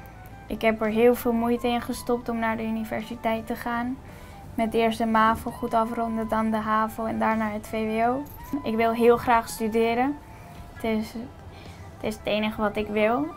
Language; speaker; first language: Dutch; early bilingual, other home language; Spanish